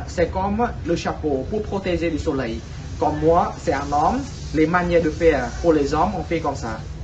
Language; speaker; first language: French; non-native, fluent; Khmer